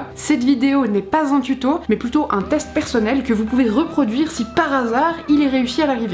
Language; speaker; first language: French; native; French